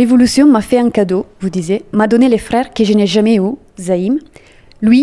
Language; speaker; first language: French; native; French